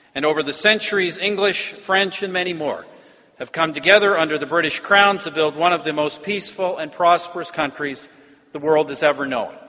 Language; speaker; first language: English; native; English